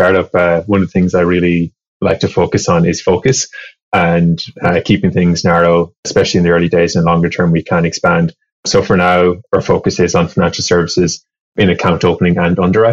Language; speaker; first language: English; native; English